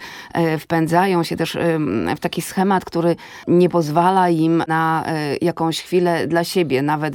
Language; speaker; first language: Polish; native; Polish